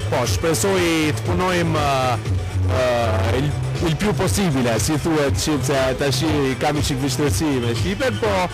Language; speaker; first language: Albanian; early bilingual, heritage; Albanian